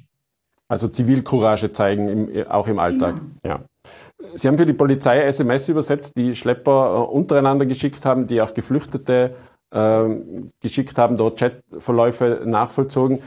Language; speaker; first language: German; native; German